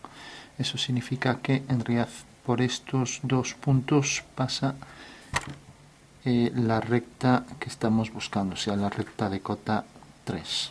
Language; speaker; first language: Spanish; native; Spanish